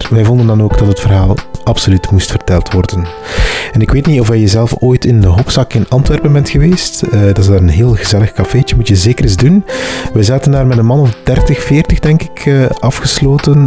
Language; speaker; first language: Dutch; native; Dutch